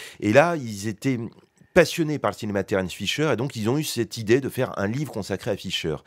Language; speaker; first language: French; native; French